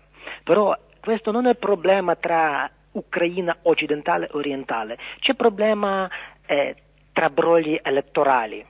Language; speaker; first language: Italian; non-native, learner; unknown